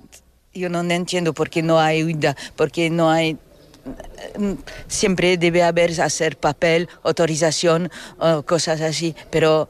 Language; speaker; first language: Spanish; non-native, learner; French